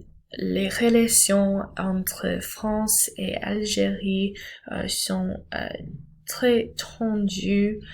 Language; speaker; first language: French; non-native, learner; English